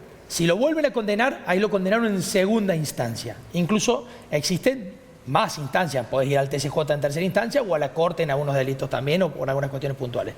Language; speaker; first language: Spanish; native; Spanish